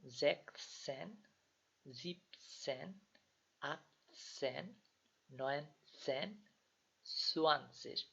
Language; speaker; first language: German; non-native, learner; Bangla